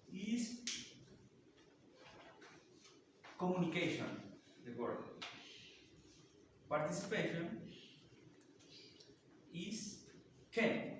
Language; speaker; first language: English; non-native, learner; Spanish